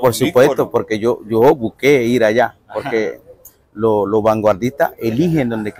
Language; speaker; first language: Spanish; non-native, fluent; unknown